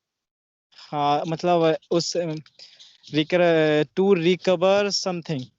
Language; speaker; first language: English; non-native, learner; Hindi